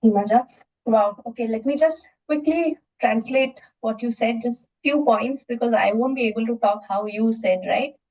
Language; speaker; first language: English; non-native, local second language; Assamese